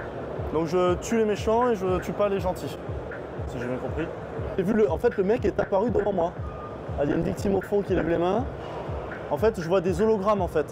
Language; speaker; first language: French; native; French